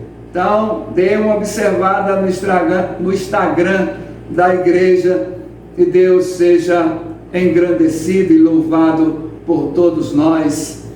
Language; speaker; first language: Portuguese; native; Portuguese